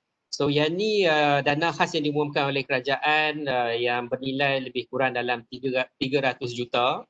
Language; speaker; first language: Malay; native; Malay